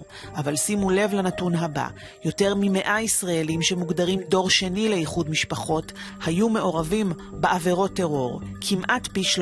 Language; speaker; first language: Hebrew; native; Hebrew